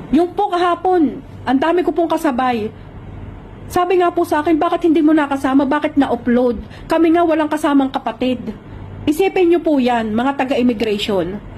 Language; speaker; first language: Filipino; native; Filipino